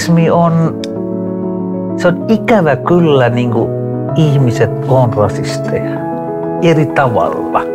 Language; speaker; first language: Finnish; non-native, fluent; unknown